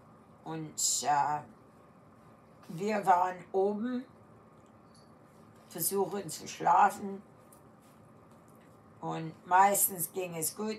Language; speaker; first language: German; early bilingual, heritage; German